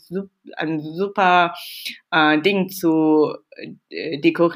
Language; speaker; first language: German; non-native, fluent; Chinese